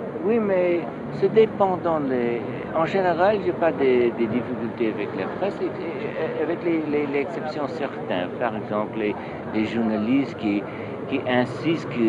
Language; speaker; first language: French; non-native, fluent; English